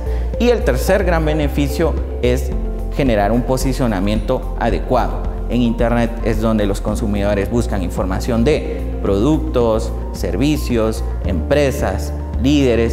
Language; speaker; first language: Spanish; native; Spanish